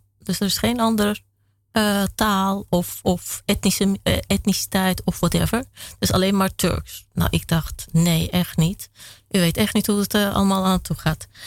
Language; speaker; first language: Dutch; early bilingual, other home language; Kurdish